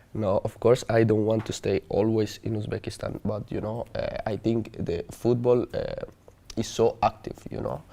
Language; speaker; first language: English; non-native, learner; Spanish